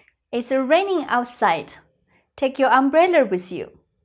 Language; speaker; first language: English; non-native, fluent; Chinese